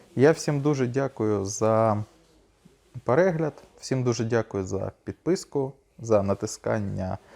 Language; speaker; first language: Ukrainian; non-native, local second language; Russian